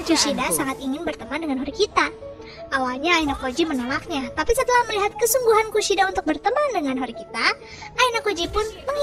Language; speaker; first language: Indonesian; native; Indonesian